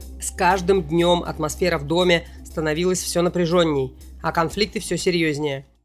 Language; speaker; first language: Russian; native; Russian